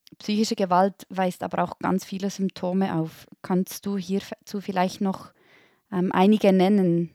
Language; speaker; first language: German; native; German